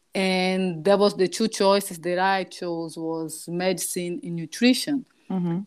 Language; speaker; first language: English; non-native, fluent; Portuguese